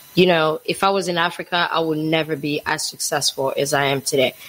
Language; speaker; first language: English; non-native, fluent; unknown